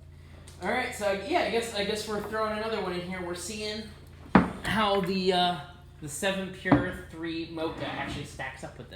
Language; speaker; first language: English; native; English